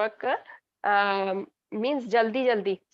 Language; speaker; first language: English; non-native, learner; Hindi